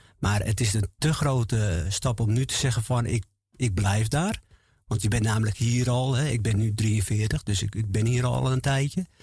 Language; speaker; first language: Dutch; native; Dutch